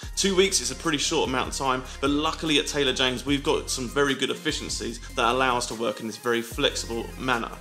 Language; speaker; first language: English; native; English